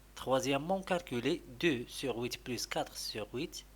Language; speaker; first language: French; non-native, local second language; Arabic